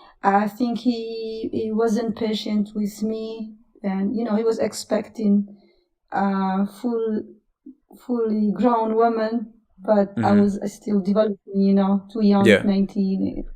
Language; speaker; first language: English; non-native, fluent; Italian